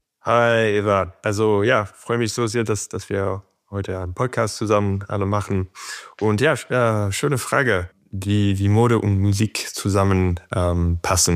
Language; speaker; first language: German; non-native, fluent; French